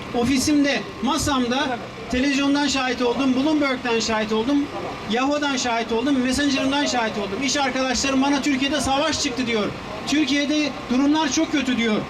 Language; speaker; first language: Turkish; native; Turkish